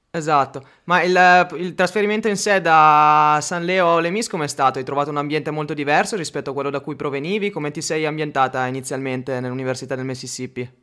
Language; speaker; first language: Italian; native; Italian